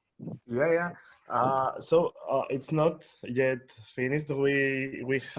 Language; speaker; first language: English; non-native, fluent; Greek